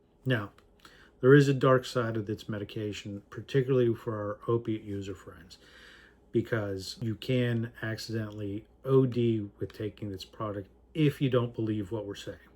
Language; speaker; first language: English; native; English